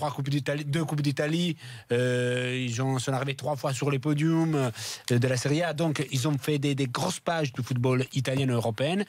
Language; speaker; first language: French; non-native, fluent; Italian